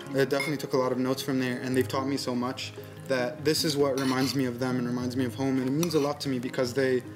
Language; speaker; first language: English; early bilingual, other home language; Arabic